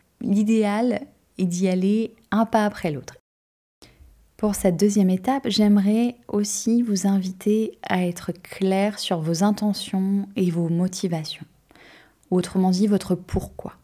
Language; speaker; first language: French; native; French